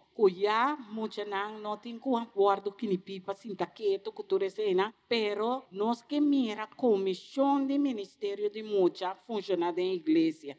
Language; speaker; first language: Portuguese; non-native, learner; Papiamento